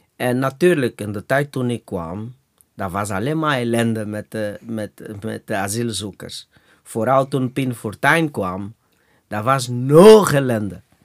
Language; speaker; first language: Dutch; non-native, fluent; Portuguese